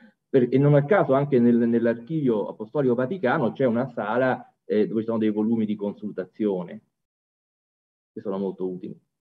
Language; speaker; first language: Italian; native; Italian